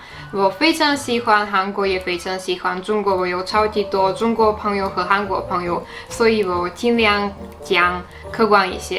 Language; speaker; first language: Chinese; non-native, fluent; Slovak